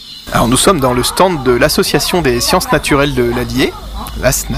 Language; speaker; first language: French; native; French